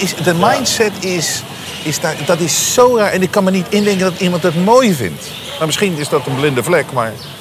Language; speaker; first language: Dutch; native; Dutch